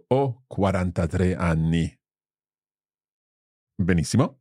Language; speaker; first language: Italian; non-native, fluent; English